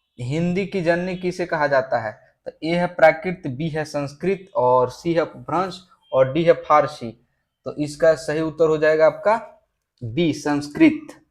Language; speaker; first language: Hindi; native; Hindi